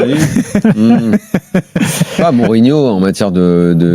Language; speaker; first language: French; native; French